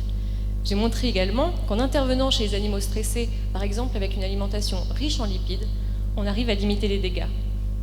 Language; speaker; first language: French; native; French